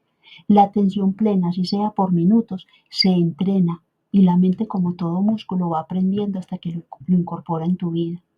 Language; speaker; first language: Spanish; native; Spanish